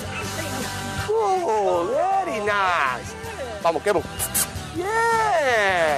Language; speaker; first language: Spanish; native; Spanish